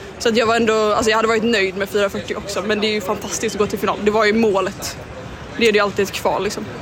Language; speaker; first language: Swedish; native; Swedish